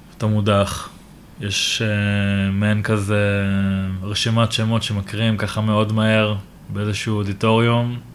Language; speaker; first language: Hebrew; native; Hebrew